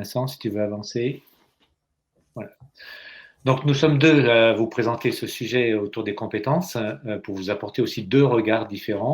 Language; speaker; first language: French; native; French